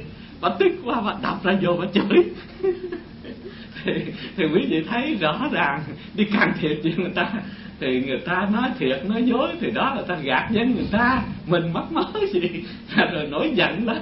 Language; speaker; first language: Vietnamese; native; Vietnamese